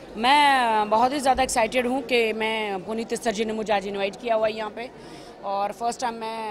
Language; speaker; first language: Hindi; native; Hindi